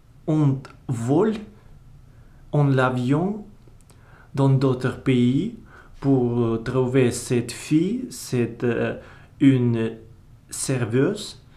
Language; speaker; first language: French; non-native, learner; Russian